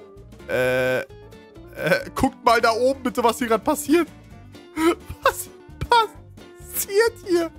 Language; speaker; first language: German; native; German